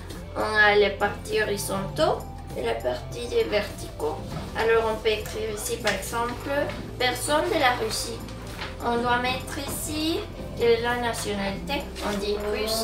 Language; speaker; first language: French; non-native, fluent; Spanish